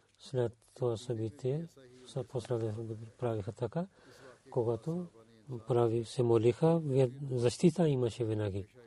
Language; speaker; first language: Bulgarian; non-native, learner; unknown